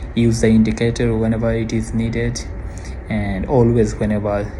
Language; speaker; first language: English; non-native, local second language; Sylheti